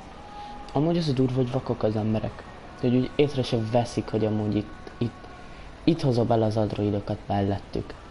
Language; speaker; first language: Hungarian; native; Hungarian